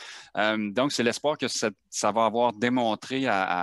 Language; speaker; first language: French; native; French